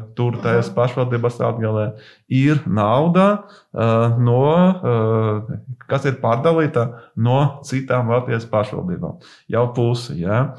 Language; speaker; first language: Latvian; non-native, local second language; Russian